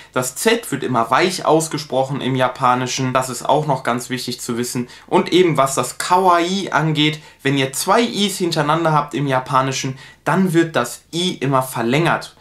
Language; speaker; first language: German; native; German